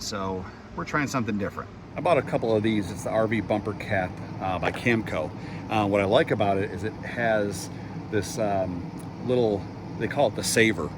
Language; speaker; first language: English; native; English